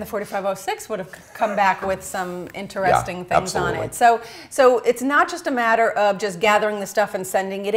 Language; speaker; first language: English; native; English